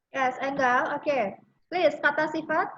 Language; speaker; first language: English; non-native, fluent; Indonesian